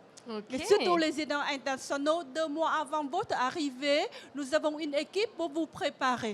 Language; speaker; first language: French; non-native, fluent; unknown